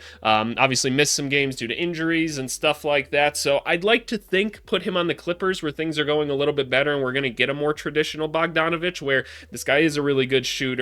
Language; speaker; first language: English; native; English